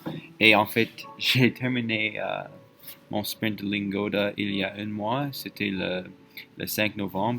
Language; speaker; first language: French; non-native, fluent; English